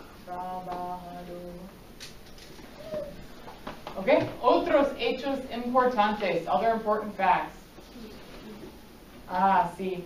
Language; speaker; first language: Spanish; non-native, fluent; English